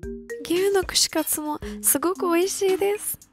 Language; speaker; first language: Japanese; non-native, fluent; English